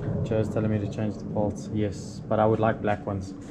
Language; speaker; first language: English; native; English